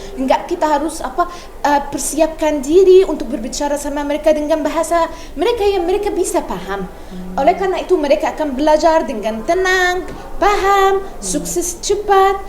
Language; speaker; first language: Indonesian; non-native, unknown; Arabic